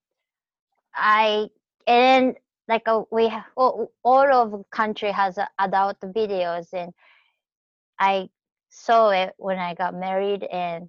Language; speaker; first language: English; non-native, fluent; Japanese